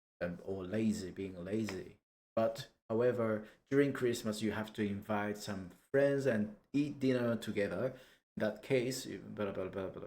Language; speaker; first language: English; non-native, learner; Japanese